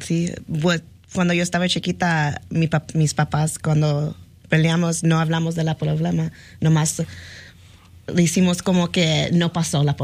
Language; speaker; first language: Spanish; early bilingual, heritage; Spanish